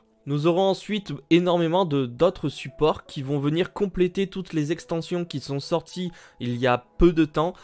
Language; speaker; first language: French; native; French